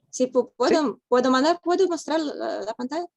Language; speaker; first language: Spanish; non-native, fluent; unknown